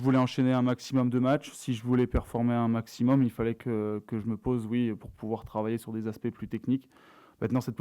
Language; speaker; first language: French; native; French